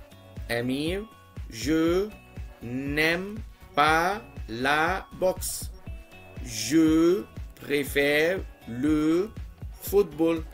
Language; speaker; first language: French; non-native, fluent; Arabic